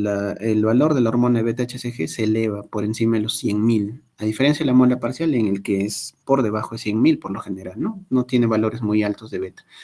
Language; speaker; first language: Spanish; native; Spanish